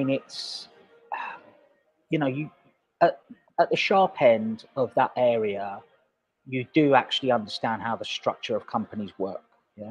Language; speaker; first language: English; native; English